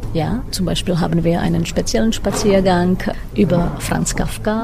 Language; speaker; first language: German; non-native, fluent; Czech